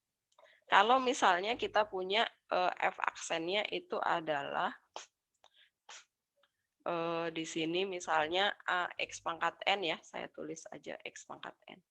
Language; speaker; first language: Indonesian; native; Indonesian